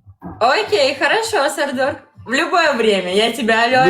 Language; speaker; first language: Russian; native; Russian